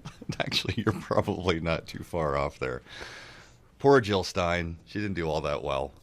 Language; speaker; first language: English; native; English